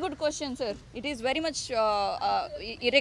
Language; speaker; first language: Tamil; non-native, learner; Telugu